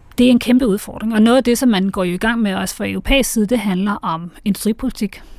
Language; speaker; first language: Danish; native; Danish